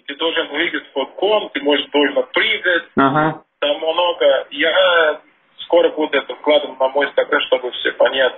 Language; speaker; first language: Russian; non-native, fluent; Portuguese